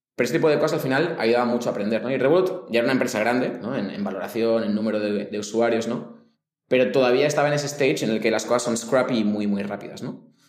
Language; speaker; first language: Spanish; native; Spanish